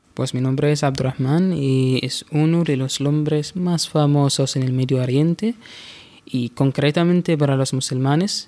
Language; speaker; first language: Spanish; non-native, fluent; Arabic